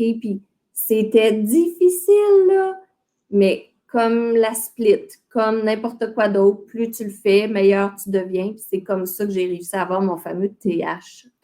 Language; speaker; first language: French; native; French